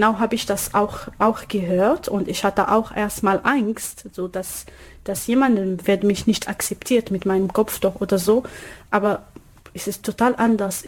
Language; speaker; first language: German; non-native, learner; Arabic